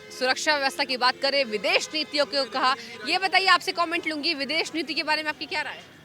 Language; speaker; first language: Hindi; native; Hindi